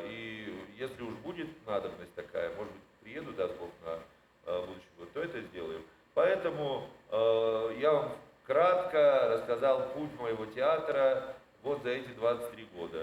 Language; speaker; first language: Russian; native; Russian